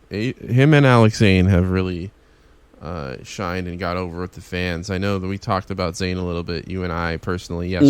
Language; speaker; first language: English; native; English